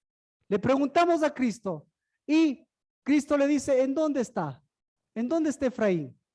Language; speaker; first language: Spanish; native; Spanish